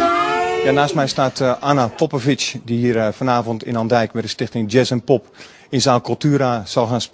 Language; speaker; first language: Dutch; native; Dutch